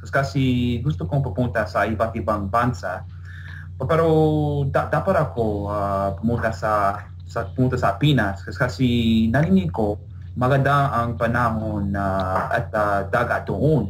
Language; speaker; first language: Filipino; non-native, learner; English